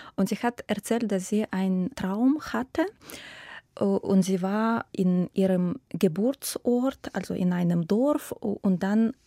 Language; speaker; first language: German; non-native, fluent; Ukrainian